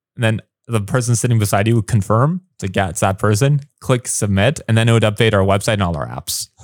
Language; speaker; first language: English; native; English